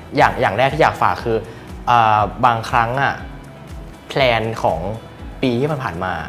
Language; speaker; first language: Thai; native; Thai